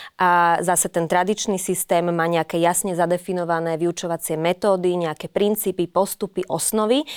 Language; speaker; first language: Slovak; native; Slovak